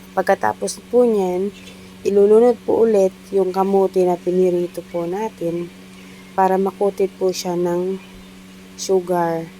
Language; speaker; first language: Filipino; non-native, local second language; Iloko